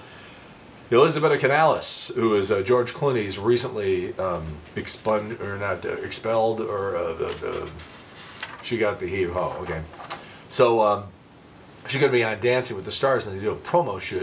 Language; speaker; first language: English; native; English